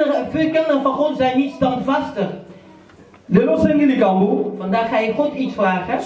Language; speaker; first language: Dutch; early bilingual, other home language; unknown